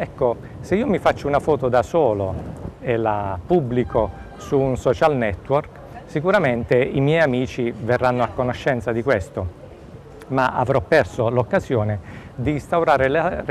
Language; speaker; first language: Italian; native; Italian